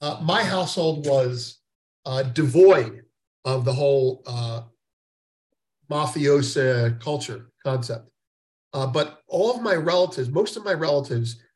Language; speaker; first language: English; native; English